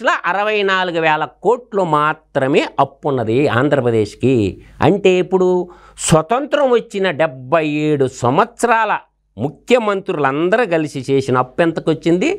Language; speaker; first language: Telugu; native; Telugu